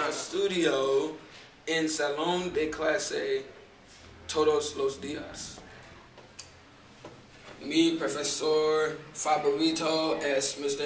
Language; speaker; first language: Spanish; non-native, learner; English